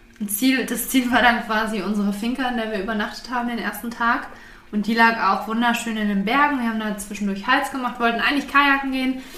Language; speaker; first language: German; native; German